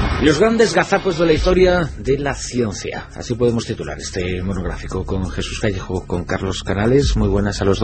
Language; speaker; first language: Spanish; native; Spanish